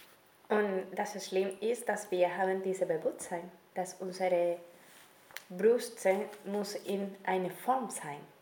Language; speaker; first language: German; non-native, learner; Spanish